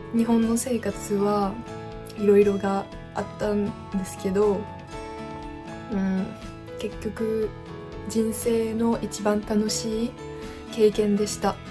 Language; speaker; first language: Japanese; non-native, fluent; French